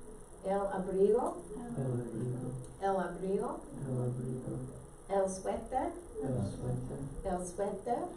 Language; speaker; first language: Spanish; non-native, fluent; English